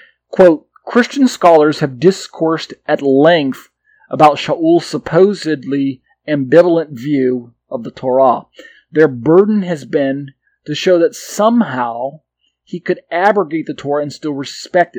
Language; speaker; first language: English; native; English